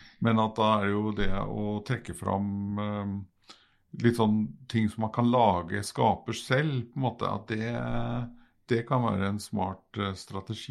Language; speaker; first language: Norwegian; native; Norwegian